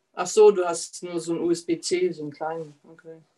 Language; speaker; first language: German; native; German